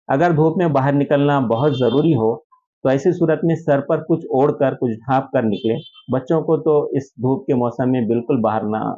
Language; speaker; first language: Hindi; non-native, local second language; Urdu